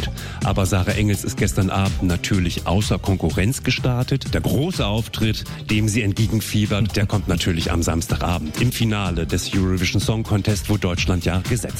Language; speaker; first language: German; native; German